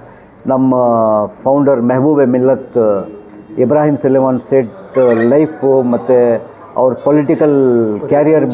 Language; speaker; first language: Kannada; non-native, local second language; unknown